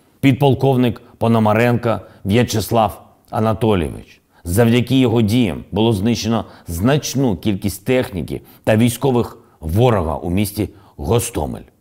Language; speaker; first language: Ukrainian; non-native, local second language; Russian